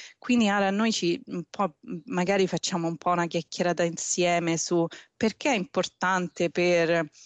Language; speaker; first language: Italian; native; Italian